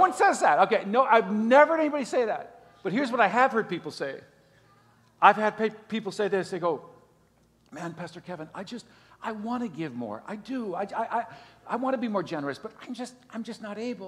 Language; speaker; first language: English; native; English